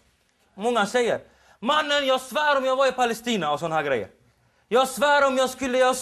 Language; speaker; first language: Swedish; non-native, local second language; Arabic